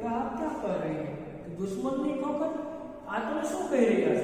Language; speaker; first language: Hindi; non-native, local second language; Gujarati